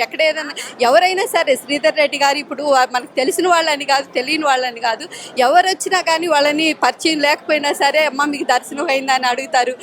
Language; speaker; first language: Telugu; native; Telugu